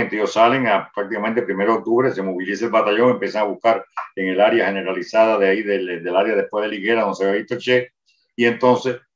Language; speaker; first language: Spanish; native; Spanish